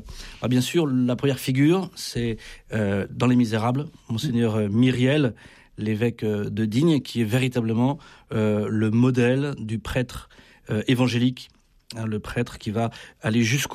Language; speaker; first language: French; native; French